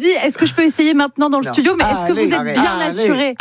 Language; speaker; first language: French; native; French